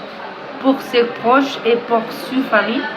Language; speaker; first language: French; non-native, learner; Spanish